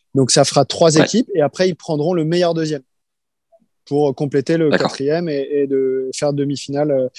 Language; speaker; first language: French; native; French